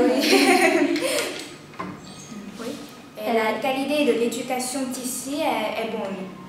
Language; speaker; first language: French; non-native, learner; Chinese